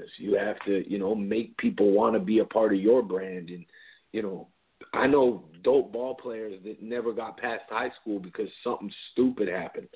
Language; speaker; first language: English; native; English